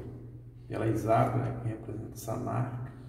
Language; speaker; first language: Portuguese; native; Portuguese